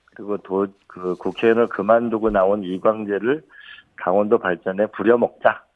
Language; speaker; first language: Korean; native; Korean